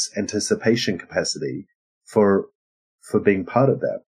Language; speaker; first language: English; native; English